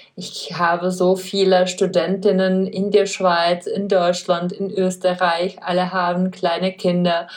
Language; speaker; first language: German; non-native, fluent; Czech